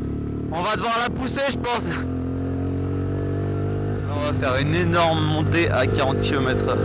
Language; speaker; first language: French; native; French